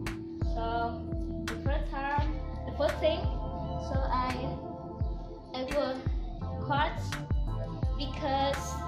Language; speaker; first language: English; non-native, learner; Vietnamese